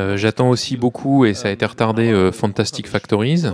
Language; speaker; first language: French; non-native, fluent; German